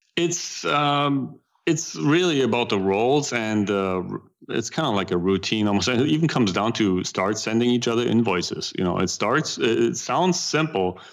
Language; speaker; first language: English; non-native, fluent; German